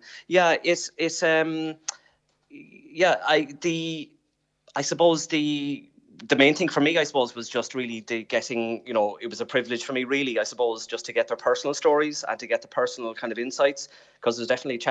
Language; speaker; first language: English; native; English